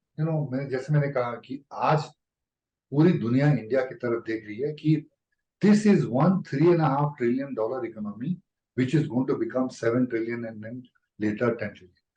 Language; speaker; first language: Hindi; native; Hindi